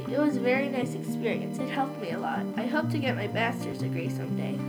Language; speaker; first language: English; non-native, fluent; Turkish